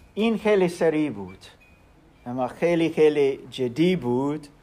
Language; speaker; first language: Persian; non-native, learner; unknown